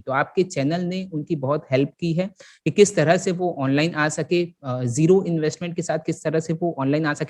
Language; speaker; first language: Hindi; native; Hindi